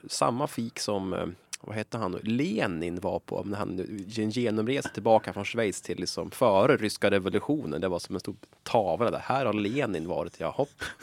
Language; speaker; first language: Swedish; native; Swedish